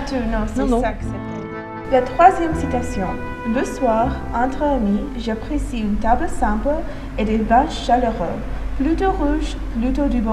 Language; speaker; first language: French; non-native, fluent; English